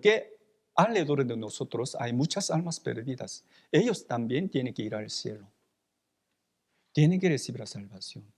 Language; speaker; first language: Spanish; non-native, fluent; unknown